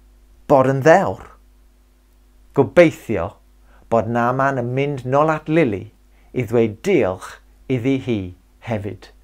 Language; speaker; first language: Welsh; non-native, local second language; English